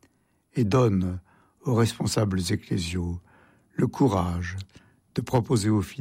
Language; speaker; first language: French; native; French